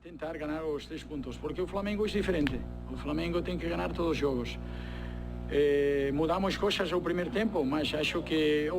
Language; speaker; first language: Portuguese; non-native, fluent; Spanish